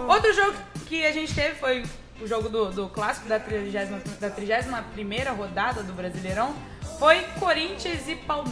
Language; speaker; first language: Portuguese; native; Portuguese